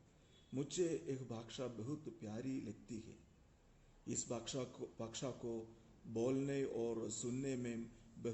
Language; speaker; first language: Hindi; non-native, fluent; Malayalam